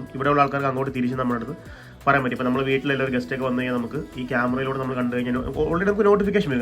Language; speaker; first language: Malayalam; native; Malayalam